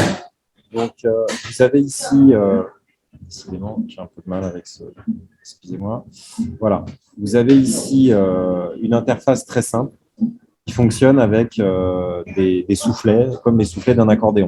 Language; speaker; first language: French; native; French